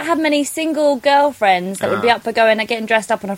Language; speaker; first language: English; non-native, local second language; Polish